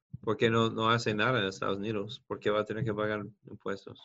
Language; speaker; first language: Spanish; non-native, fluent; English